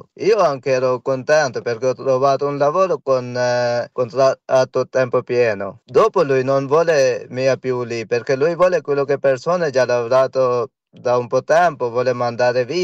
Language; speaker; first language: Italian; non-native, learner; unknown